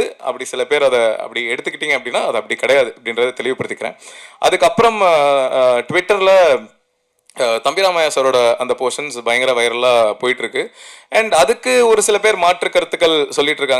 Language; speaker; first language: Tamil; native; Tamil